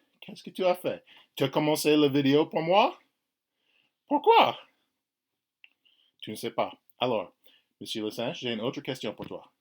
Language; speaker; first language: French; non-native, fluent; English